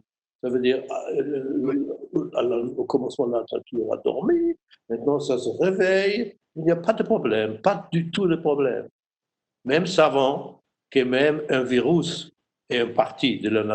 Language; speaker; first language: French; non-native, fluent; German